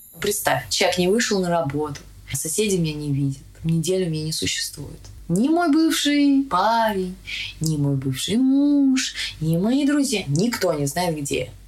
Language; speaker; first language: Russian; native; Russian